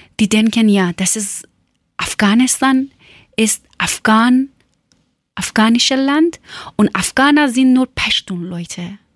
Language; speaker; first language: German; non-native, learner; Persian